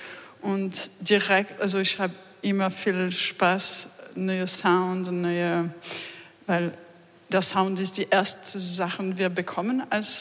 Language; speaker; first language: German; non-native, learner; French